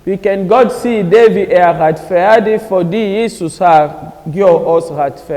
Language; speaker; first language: Danish; non-native, learner; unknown